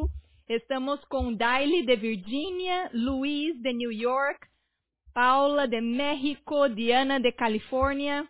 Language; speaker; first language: Spanish; non-native, fluent; Portuguese